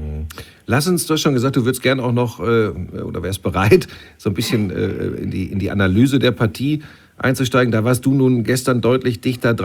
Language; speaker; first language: German; native; German